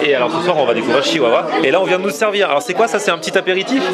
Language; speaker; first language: French; native; French